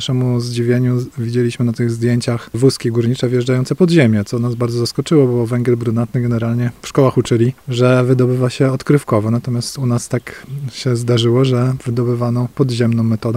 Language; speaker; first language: Polish; native; Polish